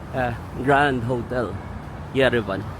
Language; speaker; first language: English; non-native, local second language; Filipino